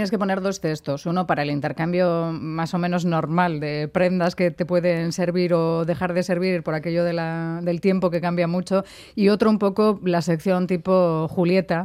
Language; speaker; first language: Spanish; native; Spanish